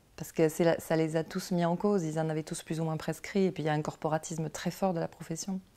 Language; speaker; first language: French; native; French